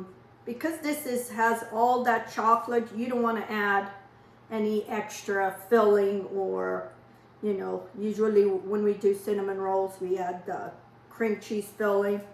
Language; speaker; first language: English; non-native, fluent; Portuguese